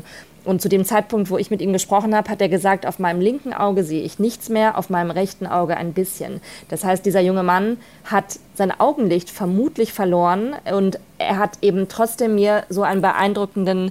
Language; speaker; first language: German; native; German